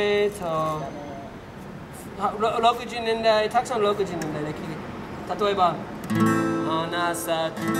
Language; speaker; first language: Japanese; non-native, learner; English